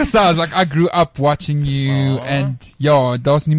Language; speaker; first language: English; non-native, local second language; Afrikaans